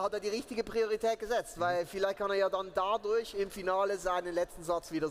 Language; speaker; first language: German; native; German